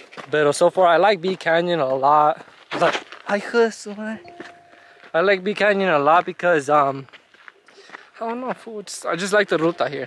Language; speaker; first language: English; early bilingual, other home language; Spanish